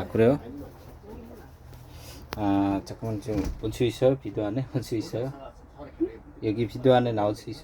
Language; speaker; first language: Korean; non-native, learner; Bangla